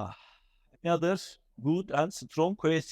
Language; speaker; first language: English; non-native, fluent; Turkish